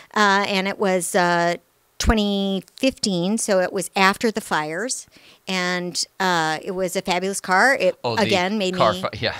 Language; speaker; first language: English; native; English